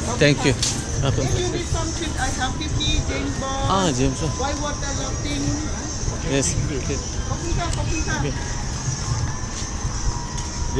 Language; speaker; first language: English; non-native, learner; Turkish